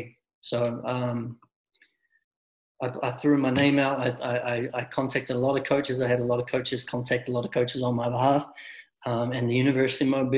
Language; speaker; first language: English; native; English